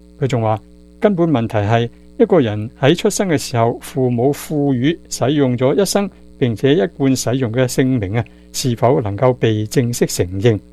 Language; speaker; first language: Chinese; non-native, local second language; Cantonese